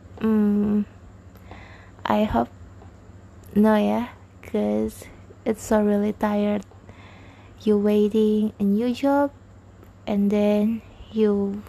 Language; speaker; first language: English; non-native, learner; Indonesian